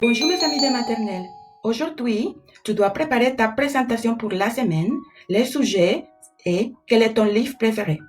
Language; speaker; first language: French; non-native, fluent; Spanish